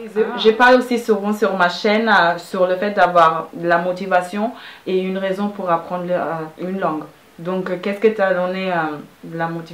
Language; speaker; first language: French; non-native, fluent; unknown